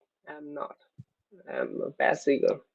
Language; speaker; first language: English; non-native, learner; Vietnamese